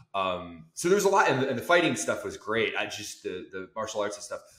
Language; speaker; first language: English; native; English